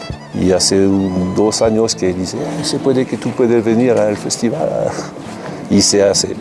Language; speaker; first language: Spanish; non-native, learner; French